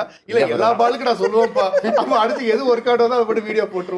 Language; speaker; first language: Tamil; native; Tamil